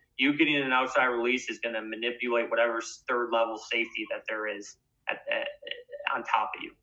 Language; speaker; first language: English; native; English